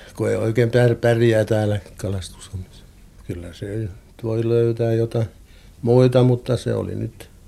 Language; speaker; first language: Finnish; non-native, local second language; Swedish